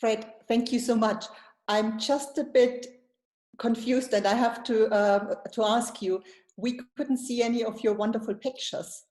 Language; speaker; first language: English; non-native, fluent; German